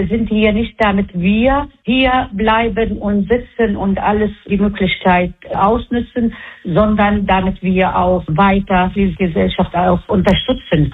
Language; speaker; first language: German; non-native, learner; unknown